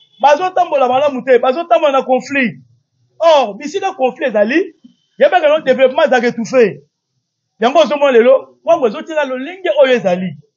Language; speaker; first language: Lingala; non-native, local second language; Kituba (Democratic Republic of Congo)